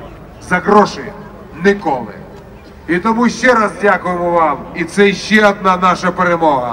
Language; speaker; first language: Ukrainian; non-native, local second language; Russian